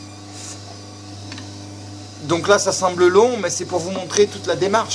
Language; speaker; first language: French; native; French